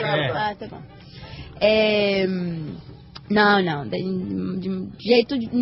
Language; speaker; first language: Portuguese; non-native, learner; Spanish